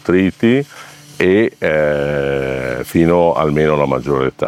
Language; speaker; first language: Italian; native; Italian